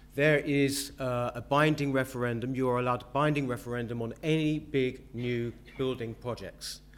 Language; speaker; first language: English; native; English